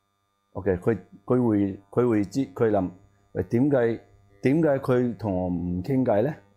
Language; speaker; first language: Cantonese; non-native, learner; Tibetan